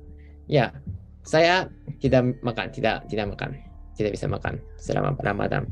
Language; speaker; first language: Indonesian; non-native, fluent; Japanese